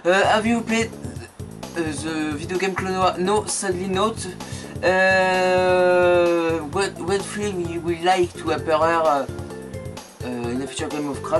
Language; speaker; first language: English; non-native, learner; French